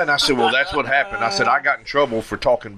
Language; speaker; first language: English; native; English